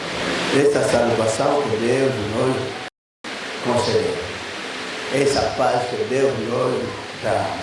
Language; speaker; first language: Portuguese; non-native, learner; Lingala